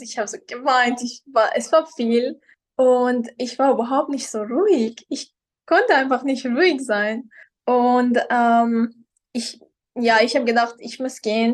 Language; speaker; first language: German; non-native, fluent; Persian